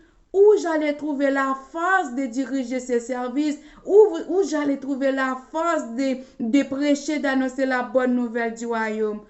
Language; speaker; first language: French; non-native, local second language; Haitian Creole